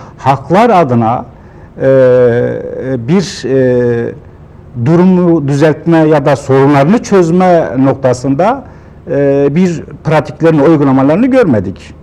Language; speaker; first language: Turkish; non-native, local second language; Kurdish